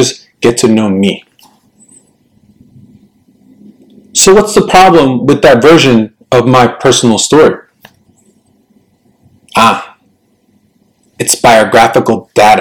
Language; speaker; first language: English; early bilingual, other home language; Spanish